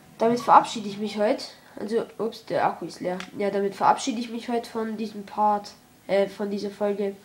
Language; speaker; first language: German; early bilingual, other home language; Albanian